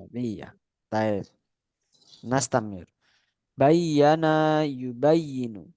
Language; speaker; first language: Arabic; non-native, fluent; Indonesian